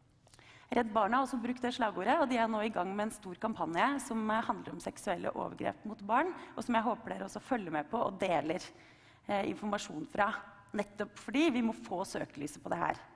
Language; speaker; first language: Norwegian; native; Norwegian